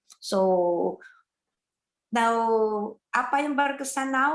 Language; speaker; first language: Indonesian; non-native, fluent; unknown